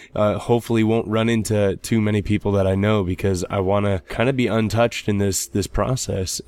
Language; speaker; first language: English; native; English